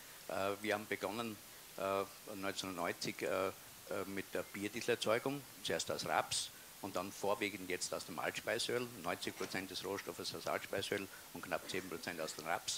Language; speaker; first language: German; native; German